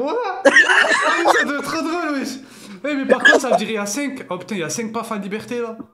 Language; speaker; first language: French; native; French